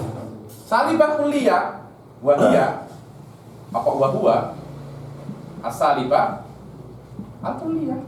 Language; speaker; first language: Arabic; non-native, fluent; Indonesian